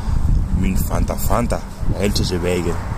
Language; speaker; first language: Danish; non-native, learner; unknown